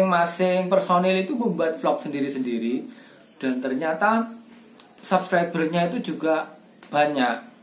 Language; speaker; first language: Indonesian; non-native, local second language; Javanese